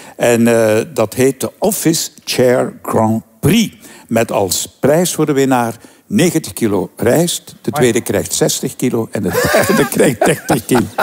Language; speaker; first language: Dutch; native; Dutch